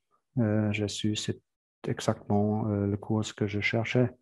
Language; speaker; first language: French; non-native, fluent; German